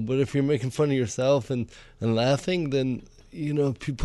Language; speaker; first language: English; native; English